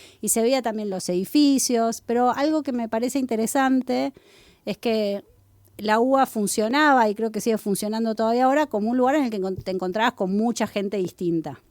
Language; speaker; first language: Spanish; native; Spanish